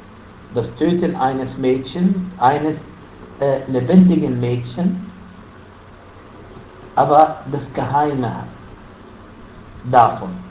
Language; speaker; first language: German; non-native, fluent; Arabic